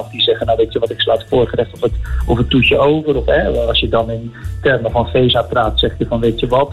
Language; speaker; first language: Dutch; native; Dutch